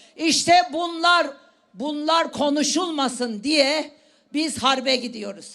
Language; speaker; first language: Turkish; native; Turkish